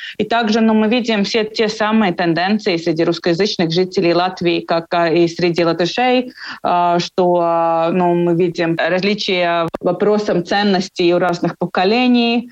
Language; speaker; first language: Russian; non-native, local second language; Latvian